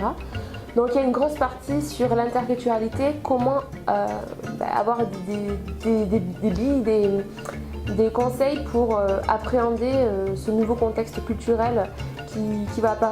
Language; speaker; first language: French; native; French